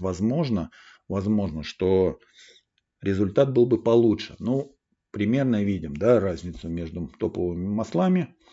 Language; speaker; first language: Russian; native; Russian